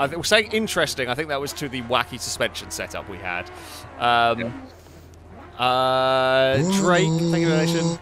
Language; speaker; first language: English; native; English